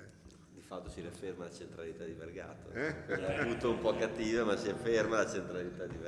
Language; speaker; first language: Italian; native; Italian